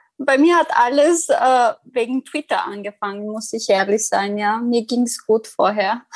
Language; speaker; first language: German; non-native, fluent; Albanian